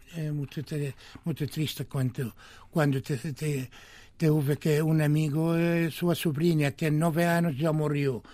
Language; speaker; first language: Portuguese; non-native, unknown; Arabic